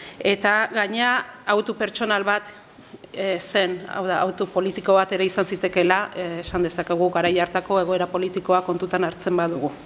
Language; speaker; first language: Basque; native; Basque